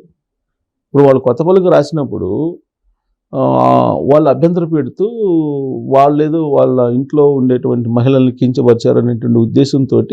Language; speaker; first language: Telugu; native; Telugu